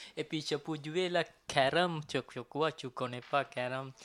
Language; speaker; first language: French; non-native, learner; Tamil